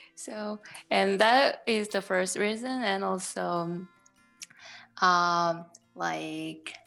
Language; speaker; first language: English; non-native, fluent; Korean